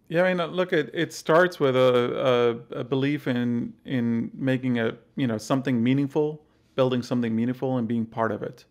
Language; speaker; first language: English; non-native, fluent; Arabic